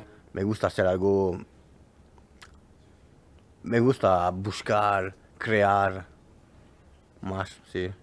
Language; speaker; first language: Spanish; non-native, learner; French